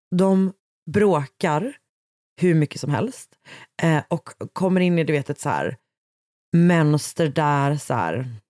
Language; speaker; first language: Swedish; native; Swedish